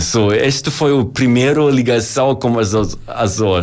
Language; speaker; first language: Portuguese; non-native, learner; German